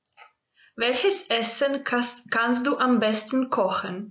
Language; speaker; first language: German; non-native, fluent; Croatian